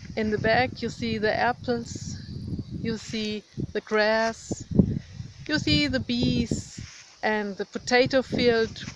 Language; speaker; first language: English; non-native, fluent; German